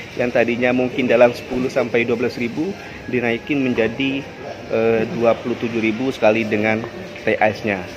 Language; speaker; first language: Indonesian; non-native, local second language; Madurese